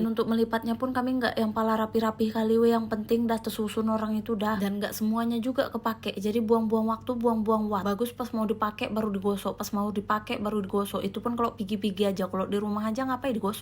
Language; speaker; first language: Indonesian; native; Indonesian